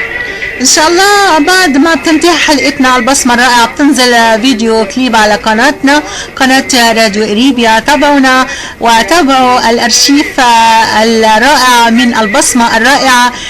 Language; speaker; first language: Arabic; native; Arabic